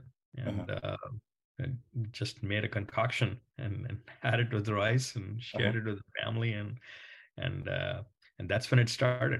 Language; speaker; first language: English; non-native, local second language; Malayalam